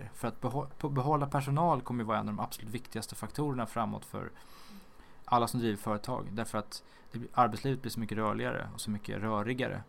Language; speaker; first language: Swedish; native; Swedish